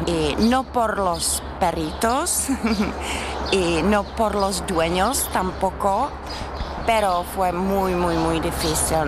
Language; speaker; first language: Spanish; non-native, fluent; Czech